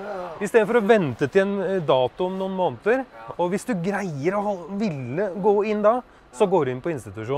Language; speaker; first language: Norwegian; native; Norwegian